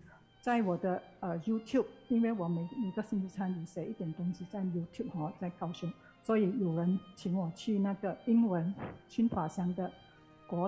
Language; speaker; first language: Chinese; non-native, learner; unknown